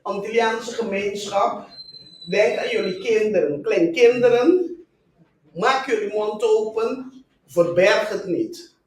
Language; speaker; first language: Dutch; non-native, local second language; Papiamento